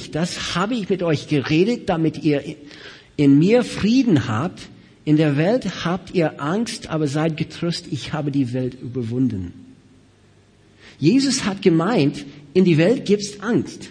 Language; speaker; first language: German; non-native, fluent; English